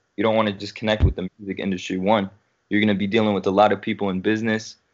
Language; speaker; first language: English; native; English